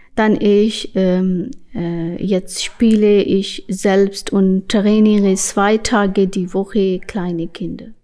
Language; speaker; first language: German; non-native, fluent; Urdu